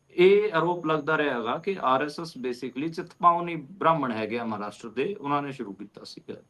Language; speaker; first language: Punjabi; non-native, local second language; Hindi